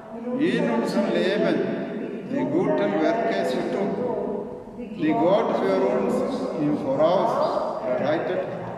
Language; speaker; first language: German; non-native, learner; Malayalam